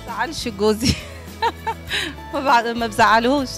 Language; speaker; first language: Arabic; native; Arabic